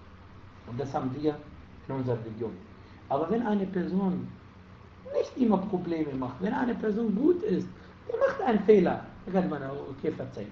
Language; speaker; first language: German; non-native, fluent; Arabic